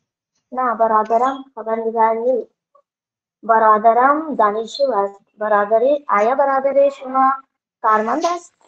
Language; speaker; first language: Persian; non-native, learner; Urdu